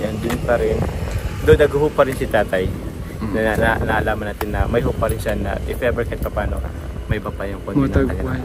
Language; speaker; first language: Filipino; native; Filipino